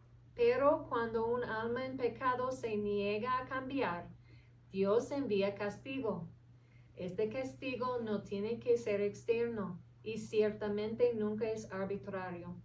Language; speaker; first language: Spanish; non-native, fluent; English